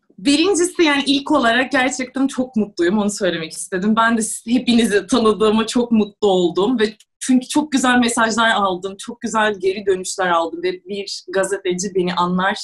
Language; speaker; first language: Turkish; non-native, fluent; Russian